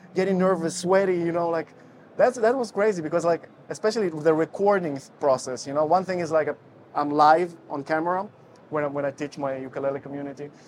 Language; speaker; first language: English; non-native, fluent; Russian